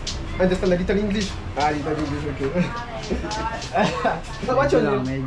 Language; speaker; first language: English; non-native, learner; French